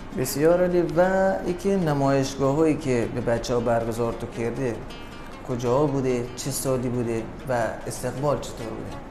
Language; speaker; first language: Persian; native; Persian